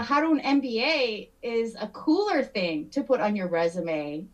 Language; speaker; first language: English; native; English